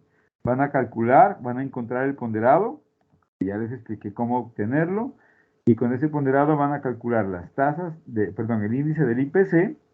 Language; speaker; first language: Spanish; native; Spanish